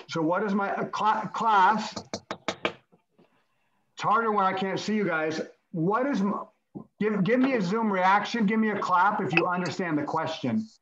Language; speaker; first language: English; native; English